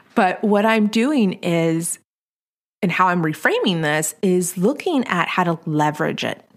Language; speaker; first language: English; early bilingual, other home language; Spanish